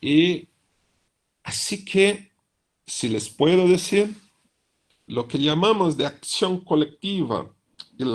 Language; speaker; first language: Spanish; non-native, fluent; Portuguese